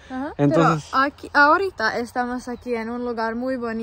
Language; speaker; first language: Spanish; non-native, learner; Finnish